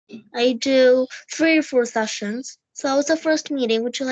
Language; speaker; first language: English; non-native, learner; Hindi